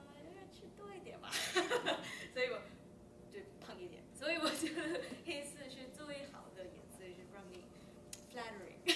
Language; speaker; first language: Chinese; early bilingual, heritage; Chinese